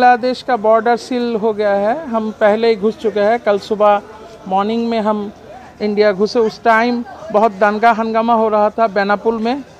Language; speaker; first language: Hindi; non-native, fluent; Bangla